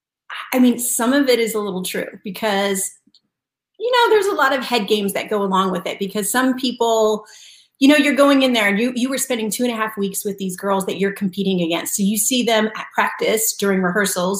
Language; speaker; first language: English; native; English